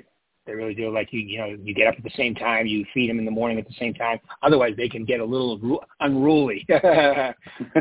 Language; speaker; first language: English; native; English